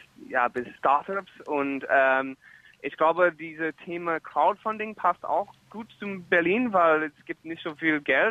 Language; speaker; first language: German; non-native, fluent; English